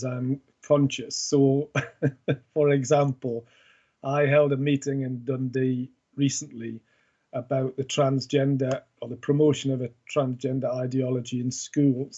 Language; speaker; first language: English; native; English